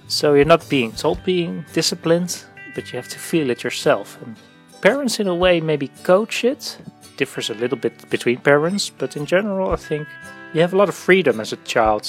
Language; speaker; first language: English; non-native, fluent; Dutch